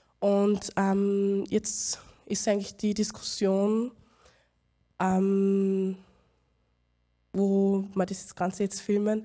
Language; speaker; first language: German; native; German